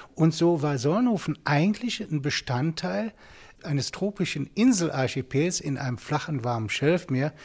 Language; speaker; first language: German; native; German